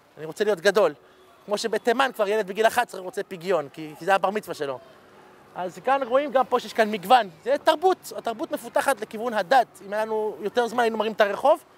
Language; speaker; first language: Hebrew; early bilingual, other home language; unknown